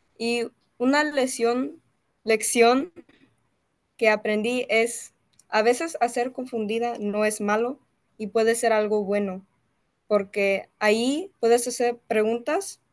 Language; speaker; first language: Spanish; early bilingual, heritage; Spanish